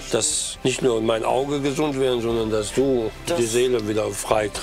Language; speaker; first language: German; native; German